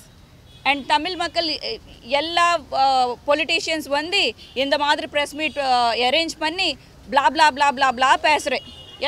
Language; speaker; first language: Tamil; non-native, learner; Telugu